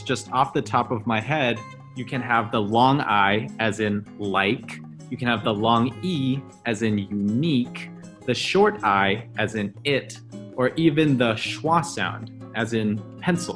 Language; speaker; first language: English; early bilingual, other home language; Chinese